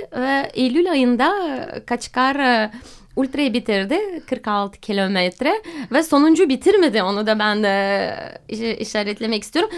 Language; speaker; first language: Turkish; non-native, fluent; Russian